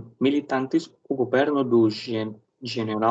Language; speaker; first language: Portuguese; non-native, learner; Spanish